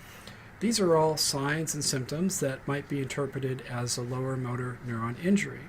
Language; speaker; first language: English; native; English